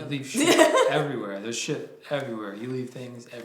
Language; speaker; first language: English; native; English